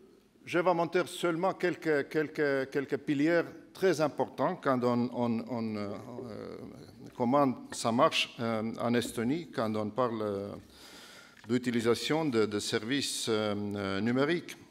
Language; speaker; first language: French; non-native, fluent; Estonian